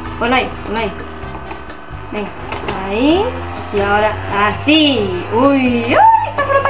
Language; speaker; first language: Spanish; native; Spanish